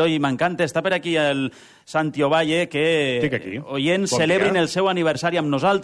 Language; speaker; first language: Catalan; native; Catalan